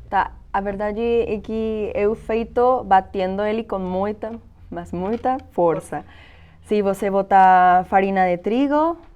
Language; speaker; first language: Portuguese; non-native, fluent; Spanish